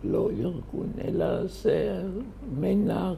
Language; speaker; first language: Hebrew; early bilingual, other home language; German